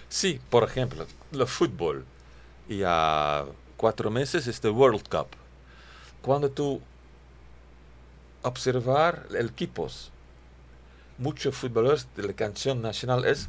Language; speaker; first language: Spanish; non-native, learner; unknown